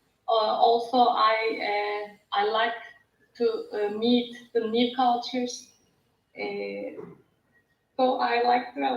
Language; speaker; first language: English; non-native, learner; Turkish